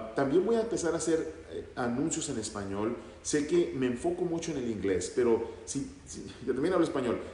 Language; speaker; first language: Spanish; early bilingual, heritage; Spanish